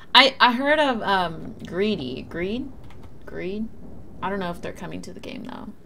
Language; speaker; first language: English; native; English